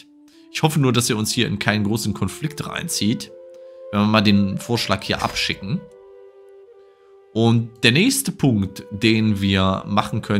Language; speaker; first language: German; native; German